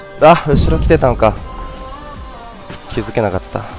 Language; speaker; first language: Japanese; native; Japanese